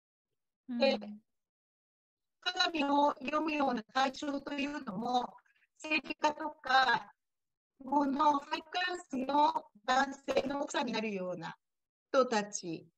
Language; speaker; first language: Japanese; native; Japanese